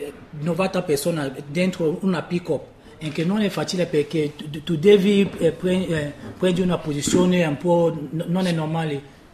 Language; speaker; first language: Italian; non-native, learner; French